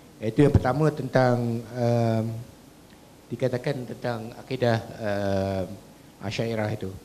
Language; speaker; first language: Malay; native; Malay